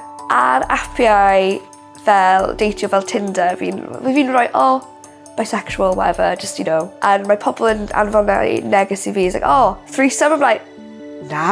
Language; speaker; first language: Welsh; non-native, local second language; English